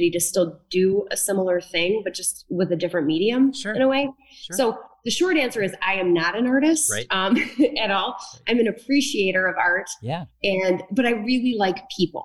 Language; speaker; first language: English; native; English